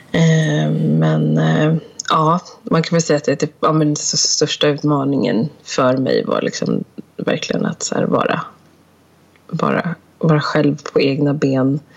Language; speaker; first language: Swedish; early bilingual, other home language; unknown